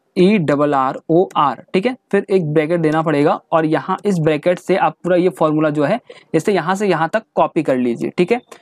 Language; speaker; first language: Hindi; native; Hindi